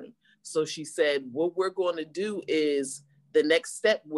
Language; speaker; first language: English; native; English